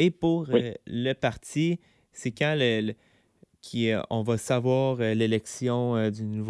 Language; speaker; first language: French; native; French